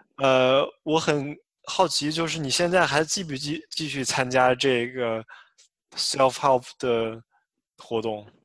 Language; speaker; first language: Chinese; native; Chinese